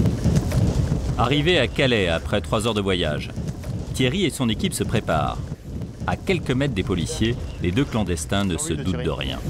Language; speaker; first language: French; native; French